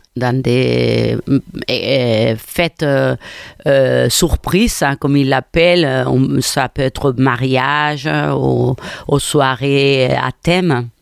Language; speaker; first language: French; non-native, fluent; Spanish